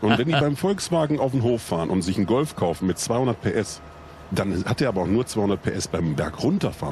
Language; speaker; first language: German; native; German